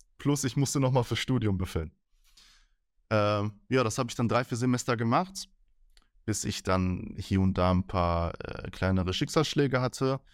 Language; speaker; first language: German; early bilingual, other home language; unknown